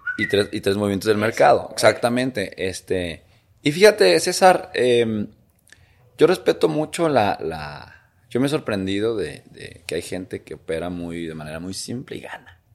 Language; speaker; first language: Spanish; native; Spanish